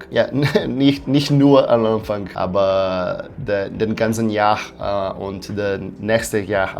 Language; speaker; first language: German; non-native, learner; Portuguese